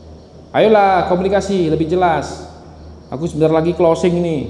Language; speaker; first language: Indonesian; native; Indonesian